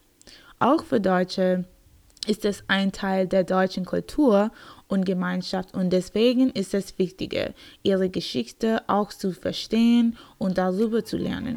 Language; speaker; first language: German; non-native, learner; English